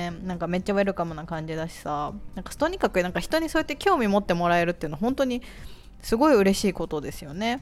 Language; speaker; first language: Japanese; native; Japanese